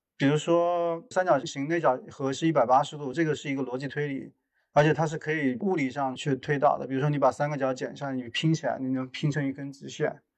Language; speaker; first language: Chinese; native; Chinese